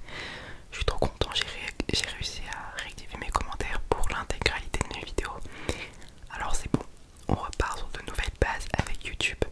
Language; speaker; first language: French; native; French